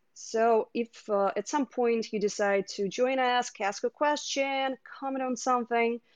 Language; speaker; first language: English; non-native, fluent; Russian